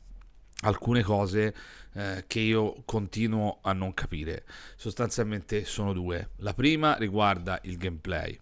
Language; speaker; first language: Italian; native; Italian